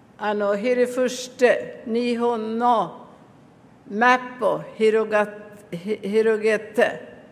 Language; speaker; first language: Japanese; non-native, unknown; Swedish